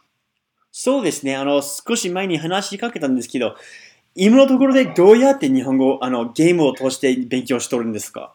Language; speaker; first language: Japanese; non-native, fluent; English